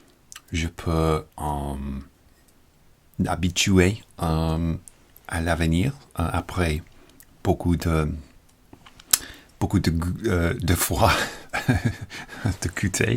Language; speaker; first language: French; non-native, learner; English